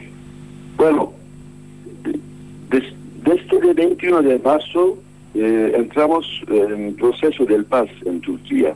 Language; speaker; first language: Spanish; non-native, fluent; Kurdish